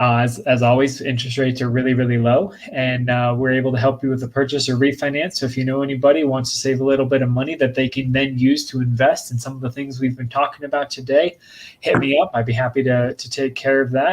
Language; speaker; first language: English; native; English